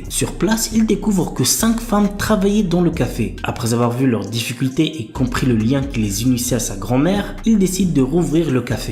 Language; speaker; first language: French; native; French